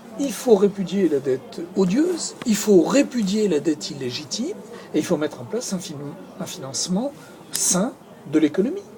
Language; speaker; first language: French; native; French